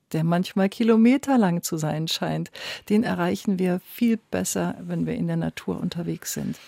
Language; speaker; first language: German; native; German